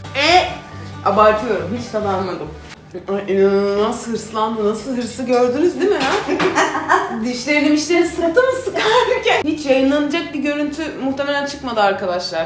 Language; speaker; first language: Turkish; native; Turkish